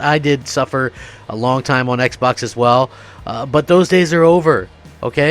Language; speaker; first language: English; native; English